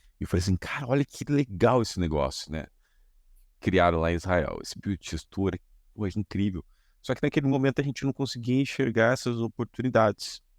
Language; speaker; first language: Portuguese; native; Portuguese